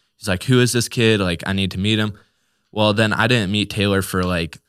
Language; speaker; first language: English; native; English